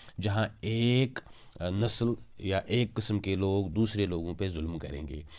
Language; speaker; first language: Hindi; non-native, local second language; Kashmiri